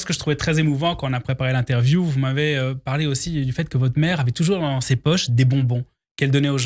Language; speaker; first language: French; native; French